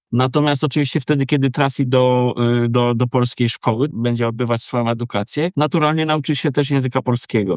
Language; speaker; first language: Polish; native; Polish